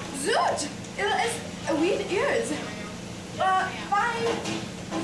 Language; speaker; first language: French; non-native, learner; English